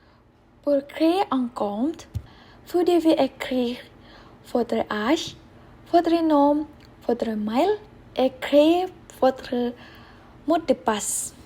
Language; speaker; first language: French; non-native, learner; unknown